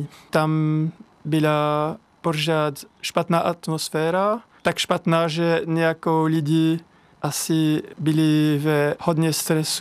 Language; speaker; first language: Czech; non-native, learner; French